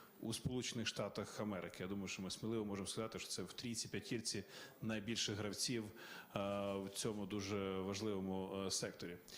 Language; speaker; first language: Ukrainian; native; Ukrainian